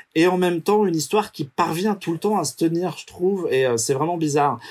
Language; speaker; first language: French; native; French